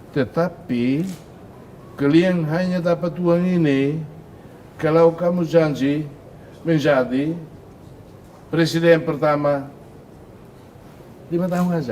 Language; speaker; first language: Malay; non-native, fluent; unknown